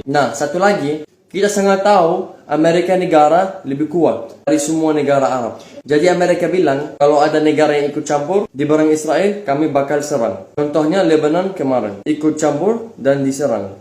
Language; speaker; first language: Indonesian; non-native, fluent; Arabic